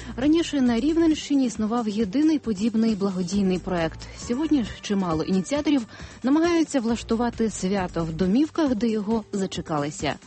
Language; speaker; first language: Ukrainian; native; Ukrainian